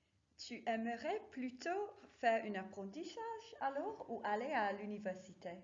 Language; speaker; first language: French; non-native, fluent; English